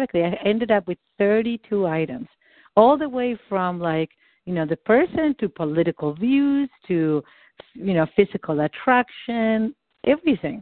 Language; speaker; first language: English; non-native, fluent; Spanish